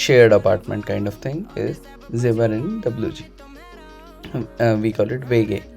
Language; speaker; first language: English; non-native, local second language; Hindi